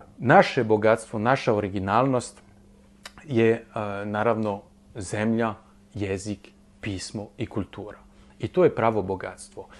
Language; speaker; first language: Bosnian; non-native, fluent; French